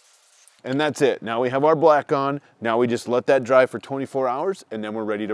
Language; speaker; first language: English; native; English